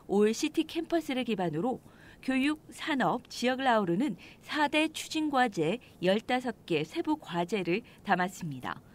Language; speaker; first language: Korean; native; Korean